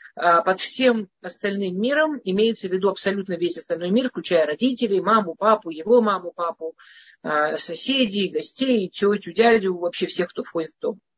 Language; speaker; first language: Russian; early bilingual, heritage; Russian